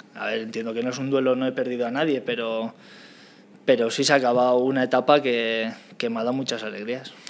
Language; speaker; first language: Spanish; native; Spanish